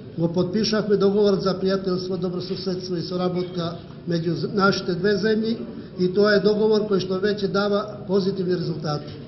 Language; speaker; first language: Macedonian; non-native, local second language; Albanian